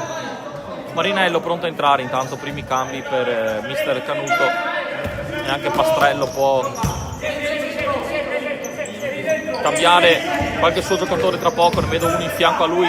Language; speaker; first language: Italian; native; Italian